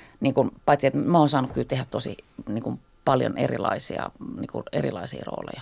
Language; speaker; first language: Finnish; native; Finnish